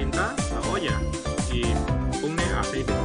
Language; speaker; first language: Spanish; non-native, learner; Chinese